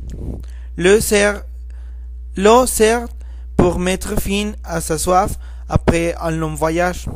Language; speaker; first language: French; non-native, learner; Spanish